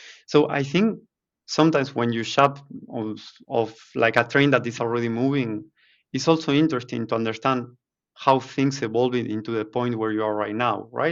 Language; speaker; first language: English; non-native, fluent; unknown